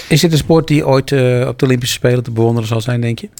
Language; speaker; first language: Dutch; native; Dutch